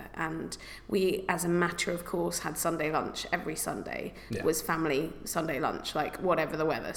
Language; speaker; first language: English; native; English